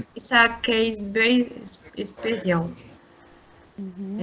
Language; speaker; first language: English; non-native, learner; Spanish